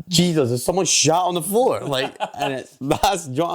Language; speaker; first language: English; native; English